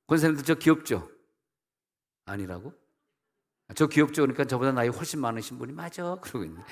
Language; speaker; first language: Korean; native; Korean